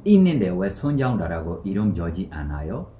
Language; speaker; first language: Korean; non-native, learner; Burmese